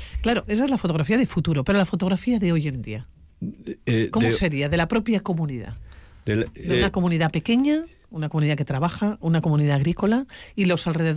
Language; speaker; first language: Spanish; native; Spanish